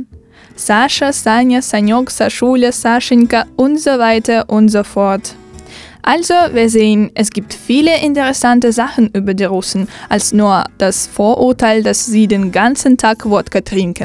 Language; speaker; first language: German; non-native, fluent; Russian